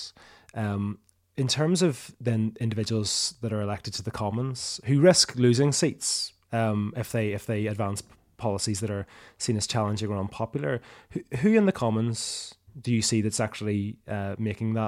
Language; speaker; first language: English; native; English